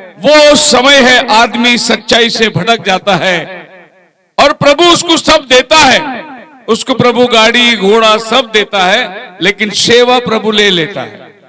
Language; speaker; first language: Hindi; non-native, local second language; Tamil